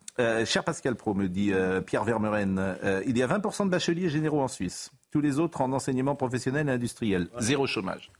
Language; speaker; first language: French; native; French